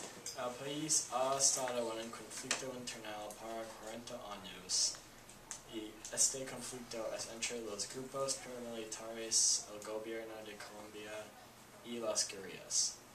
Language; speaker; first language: Spanish; non-native, learner; English